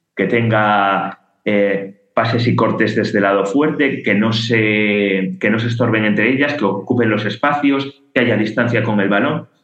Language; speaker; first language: Spanish; native; Spanish